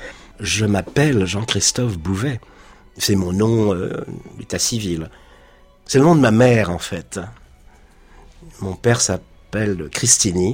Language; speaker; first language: French; native; French